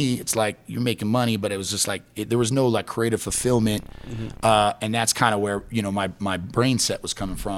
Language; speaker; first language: English; native; English